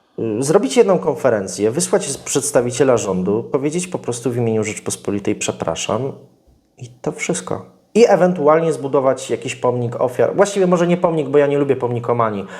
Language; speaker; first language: Polish; native; Polish